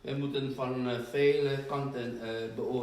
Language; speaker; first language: Dutch; non-native, fluent; Indonesian